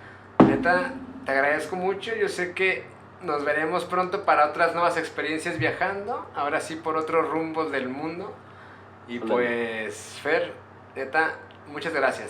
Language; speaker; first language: Spanish; native; Spanish